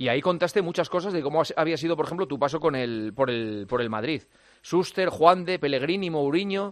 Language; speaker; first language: Spanish; native; Spanish